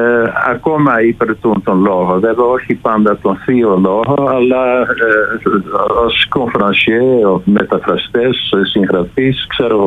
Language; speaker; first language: Greek; non-native, fluent; Dutch